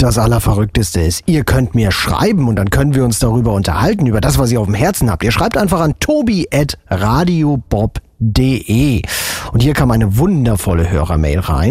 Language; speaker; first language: German; native; German